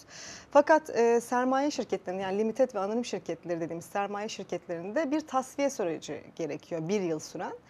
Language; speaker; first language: Turkish; native; Turkish